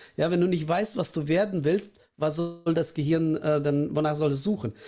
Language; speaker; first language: German; early bilingual, other home language; Russian